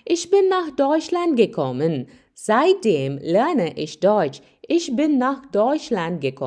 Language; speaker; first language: German; non-native, learner; Malayalam